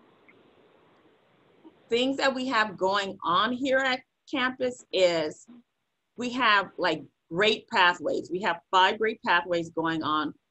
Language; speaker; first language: English; native; English